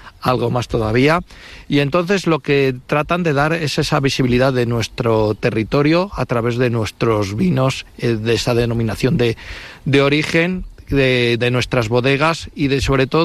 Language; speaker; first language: Spanish; native; Spanish